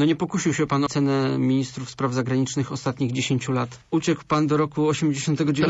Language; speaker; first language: Polish; native; Polish